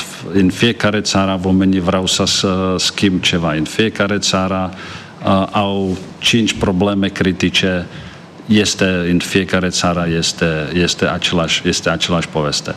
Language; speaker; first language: Romanian; non-native, fluent; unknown